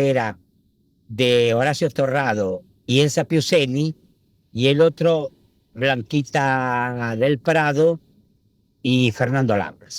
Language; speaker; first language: Spanish; early bilingual, other home language; Italian